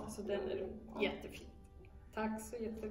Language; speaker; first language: Swedish; non-native, fluent; Polish